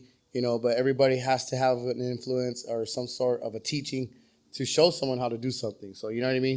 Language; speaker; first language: English; native; English